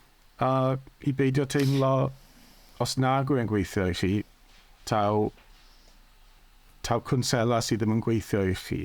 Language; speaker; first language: Welsh; native; Welsh